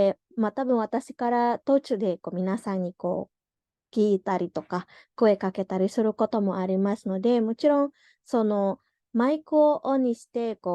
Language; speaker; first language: Japanese; non-native, fluent; Indonesian